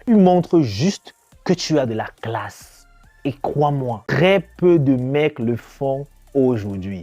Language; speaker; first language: French; native; French